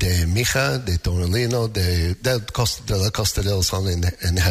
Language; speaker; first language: Spanish; non-native, learner; English